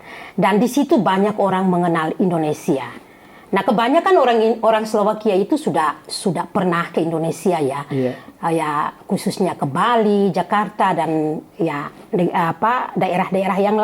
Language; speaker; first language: Indonesian; non-native, fluent; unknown